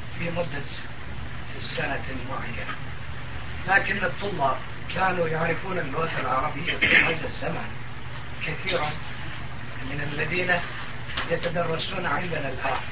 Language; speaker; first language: Arabic; non-native, fluent; Turkish